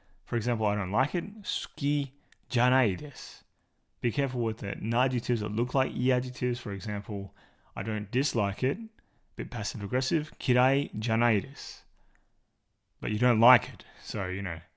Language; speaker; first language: English; native; English